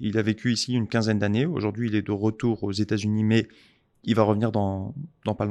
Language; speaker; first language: French; native; French